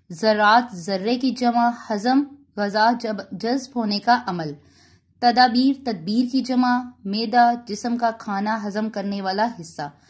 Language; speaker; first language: Urdu; non-native, local second language; Punjabi